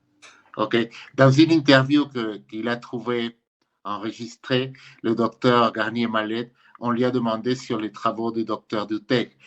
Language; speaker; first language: French; non-native, fluent; Spanish